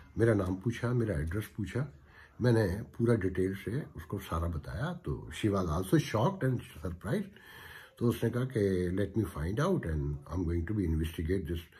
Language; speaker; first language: Urdu; native; Urdu